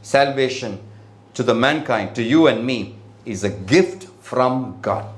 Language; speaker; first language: English; non-native, local second language; Tamil